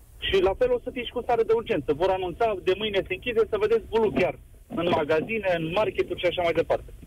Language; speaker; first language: Romanian; native; Romanian